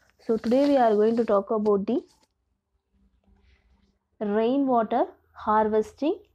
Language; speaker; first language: English; non-native, local second language; Tamil